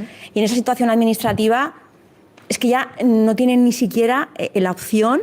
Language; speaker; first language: Spanish; native; Spanish